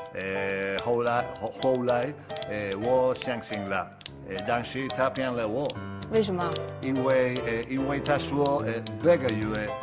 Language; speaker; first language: Chinese; non-native, learner; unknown